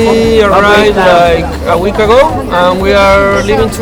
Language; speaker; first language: English; non-native, learner; Spanish